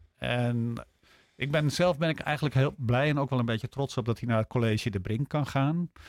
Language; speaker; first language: Dutch; native; Dutch